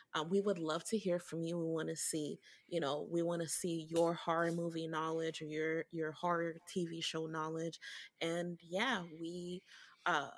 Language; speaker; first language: English; early bilingual, other home language; Haitian Creole